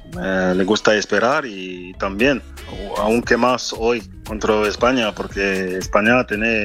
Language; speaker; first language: Spanish; non-native, fluent; French